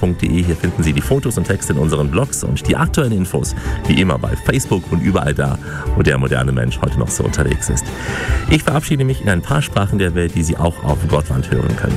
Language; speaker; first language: German; native; German